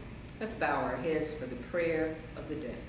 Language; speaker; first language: English; native; English